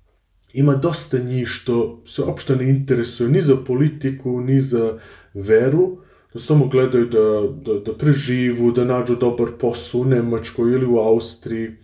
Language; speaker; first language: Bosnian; early bilingual, heritage; Bosnian